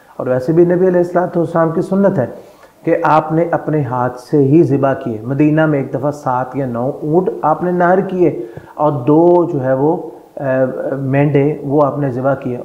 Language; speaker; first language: Urdu; non-native, local second language; Punjabi